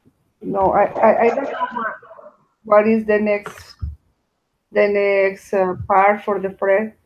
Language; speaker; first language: English; non-native, learner; Spanish